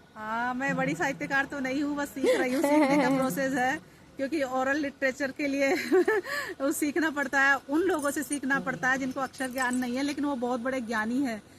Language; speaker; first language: Hindi; non-native, local second language; Rajasthani